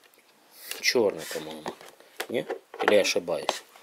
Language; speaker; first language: Russian; native; Russian